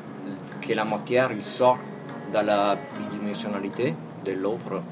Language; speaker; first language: French; non-native, fluent; Italian